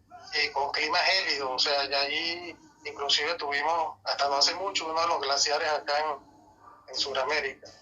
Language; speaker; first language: Spanish; native; Spanish